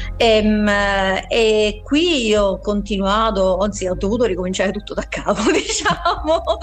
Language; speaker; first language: Italian; native; Italian